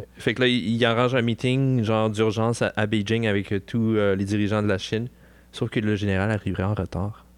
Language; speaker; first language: French; native; French